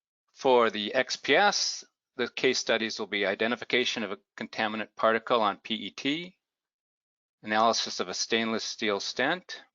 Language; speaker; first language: English; native; English